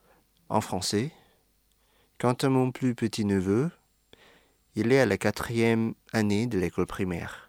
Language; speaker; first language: French; non-native, fluent; Indonesian